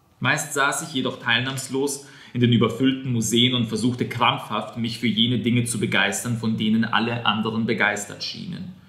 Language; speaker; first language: German; non-native, fluent; Serbian